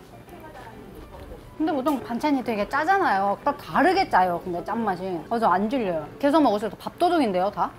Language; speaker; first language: Korean; non-native, fluent; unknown